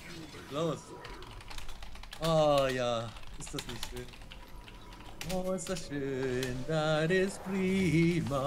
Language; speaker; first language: German; native; German